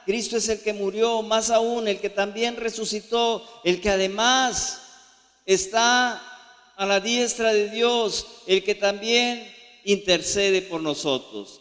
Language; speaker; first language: Spanish; native; Spanish